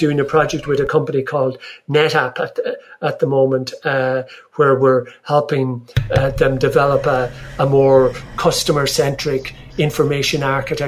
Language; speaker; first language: English; native; English